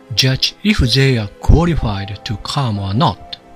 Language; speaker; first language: English; non-native, fluent; Japanese